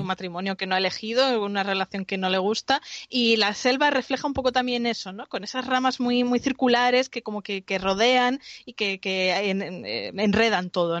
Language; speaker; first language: Spanish; native; Spanish